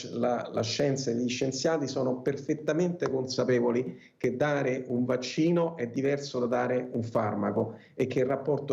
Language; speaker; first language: Italian; native; Italian